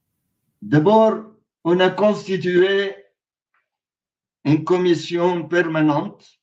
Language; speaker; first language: French; non-native, fluent; Arabic